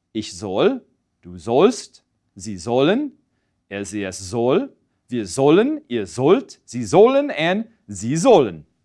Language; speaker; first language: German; non-native, fluent; English